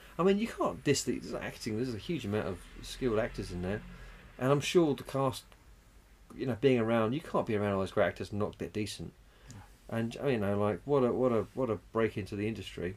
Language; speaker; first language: English; native; English